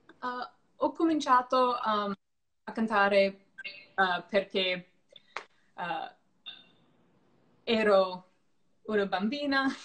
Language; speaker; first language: Italian; non-native, learner; English